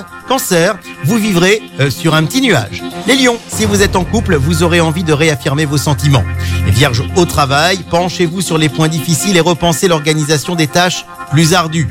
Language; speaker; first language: French; native; French